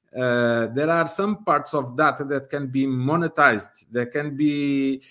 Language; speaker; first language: English; non-native, fluent; Portuguese